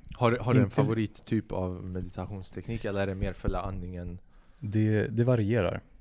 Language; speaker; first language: Swedish; early bilingual, other home language; Albanian